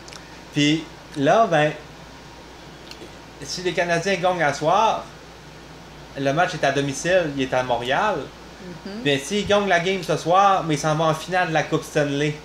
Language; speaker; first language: French; native; French